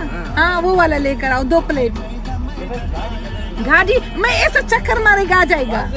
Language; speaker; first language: Hindi; non-native, local second language; Pashto